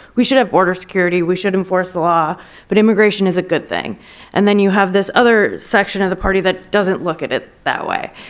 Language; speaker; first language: English; native; English